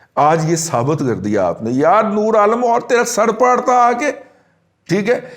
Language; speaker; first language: Urdu; non-native, local second language; Punjabi